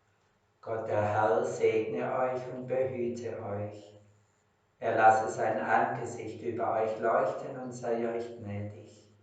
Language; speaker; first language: German; native; German